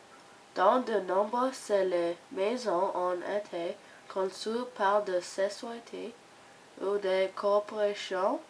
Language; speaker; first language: French; non-native, learner; English